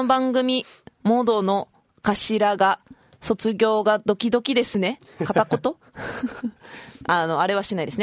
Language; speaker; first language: Japanese; native; Japanese